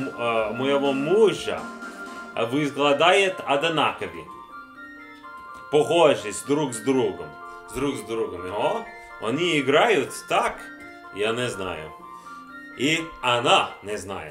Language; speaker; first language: Russian; non-native, learner; English